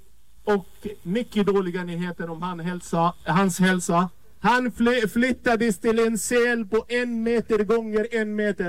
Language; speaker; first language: Swedish; non-native, fluent; Arabic